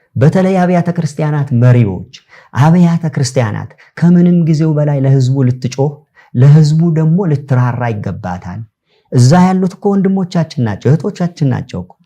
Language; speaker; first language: Amharic; non-native, local second language; Sebat Bet Gurage